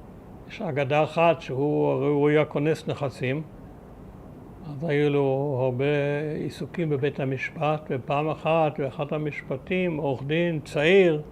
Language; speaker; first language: Hebrew; early bilingual, other home language; German